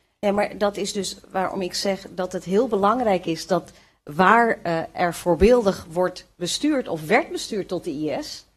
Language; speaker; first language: Dutch; early bilingual, other home language; Kurdish